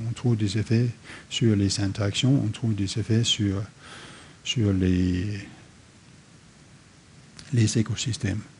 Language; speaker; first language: French; non-native, fluent; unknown